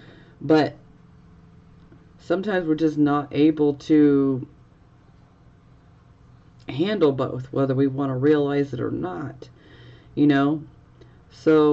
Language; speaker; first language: English; native; English